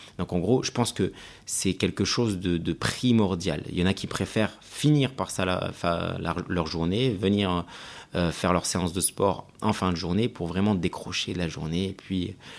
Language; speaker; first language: French; early bilingual, other home language; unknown